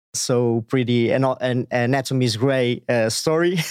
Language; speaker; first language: English; non-native, fluent; Portuguese